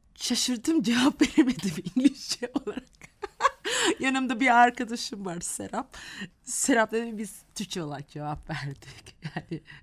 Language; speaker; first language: Turkish; non-native, fluent; Malay